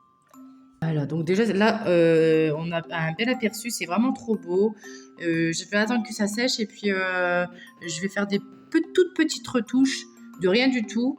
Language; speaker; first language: French; native; French